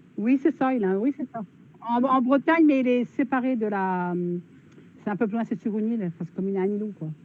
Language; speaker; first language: French; native; French